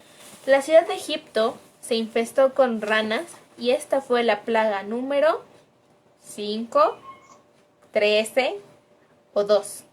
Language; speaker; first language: Spanish; native; Spanish